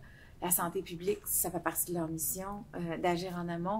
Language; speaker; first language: French; native; French